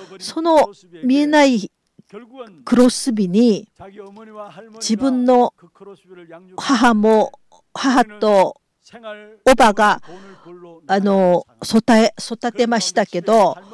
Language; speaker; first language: Japanese; non-native, fluent; Korean